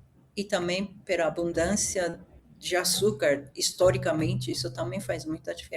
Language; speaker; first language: Portuguese; early bilingual, other home language; Japanese